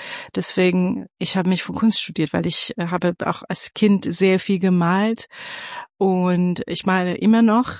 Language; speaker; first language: German; non-native, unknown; Persian